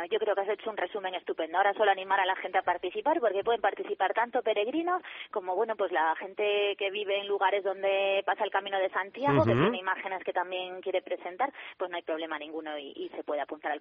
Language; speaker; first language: Spanish; native; Spanish